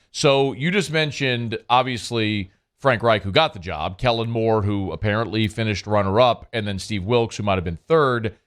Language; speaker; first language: English; native; English